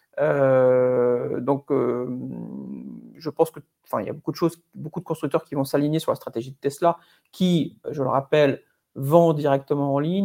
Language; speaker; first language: French; native; French